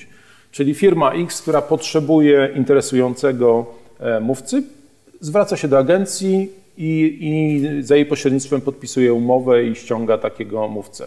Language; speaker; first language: Polish; native; Polish